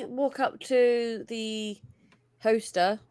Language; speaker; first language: English; native; English